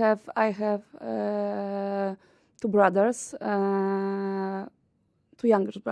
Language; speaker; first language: English; non-native, learner; Polish